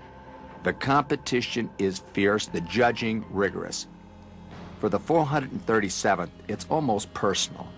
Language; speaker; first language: English; native; English